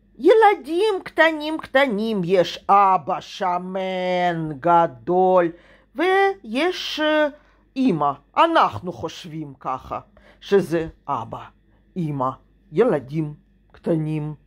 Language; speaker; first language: Hebrew; non-native, fluent; Russian